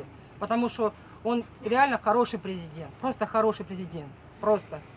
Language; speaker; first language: Russian; native; Russian